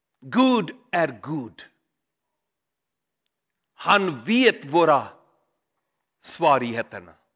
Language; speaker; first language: Swedish; non-native, learner; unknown